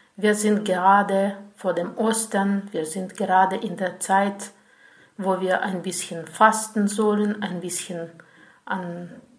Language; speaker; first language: German; non-native, fluent; Russian